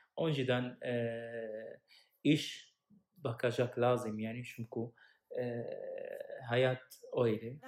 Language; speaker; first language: Turkish; non-native, learner; Arabic